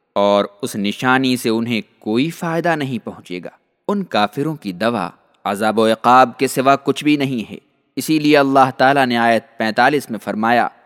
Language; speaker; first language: Urdu; native; Urdu